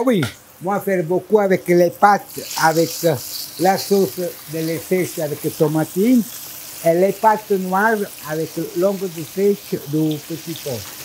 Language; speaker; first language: French; non-native, learner; Italian